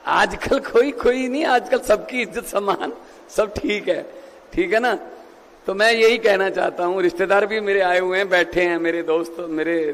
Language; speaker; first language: Hindi; non-native, local second language; Punjabi